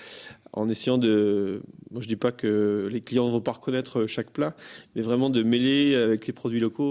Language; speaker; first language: French; native; French